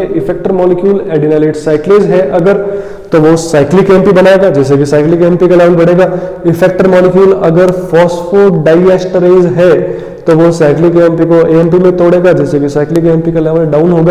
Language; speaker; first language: Hindi; native; Hindi